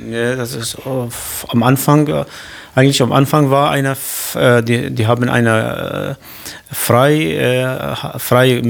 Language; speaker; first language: German; non-native, learner; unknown